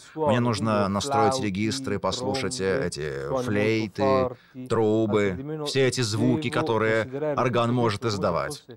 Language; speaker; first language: Russian; non-native, fluent; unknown